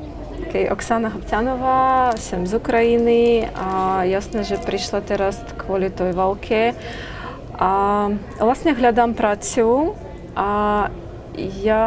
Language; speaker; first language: Czech; non-native, learner; Ukrainian